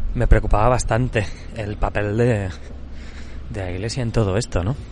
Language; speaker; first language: Spanish; non-native, local second language; Catalan